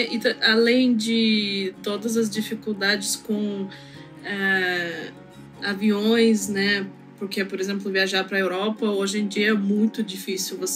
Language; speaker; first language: Portuguese; non-native, fluent; Russian